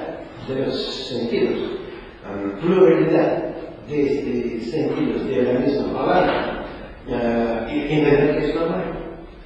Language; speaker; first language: Spanish; non-native, learner; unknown